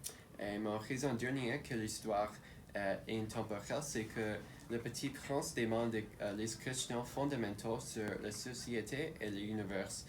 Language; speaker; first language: French; non-native, local second language; English